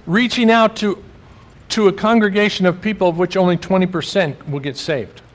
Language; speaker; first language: English; native; English